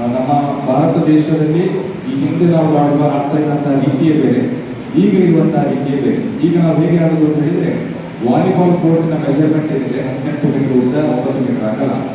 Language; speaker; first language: Kannada; native; Kannada